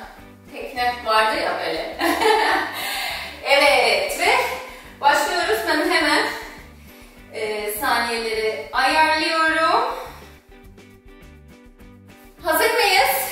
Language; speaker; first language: Turkish; non-native, fluent; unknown